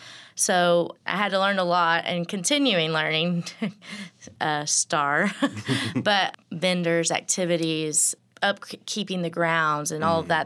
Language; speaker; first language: English; native; English